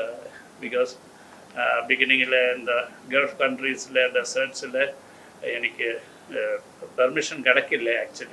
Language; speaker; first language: Tamil; non-native, learner; Malayalam